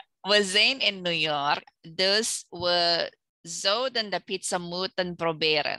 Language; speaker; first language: Dutch; non-native, learner; Indonesian